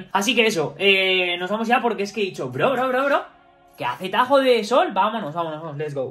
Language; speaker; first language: Spanish; native; Spanish